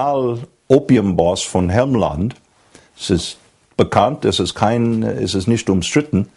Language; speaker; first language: German; non-native, fluent; English